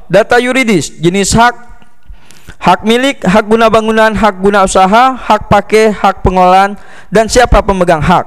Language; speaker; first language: Indonesian; native; Indonesian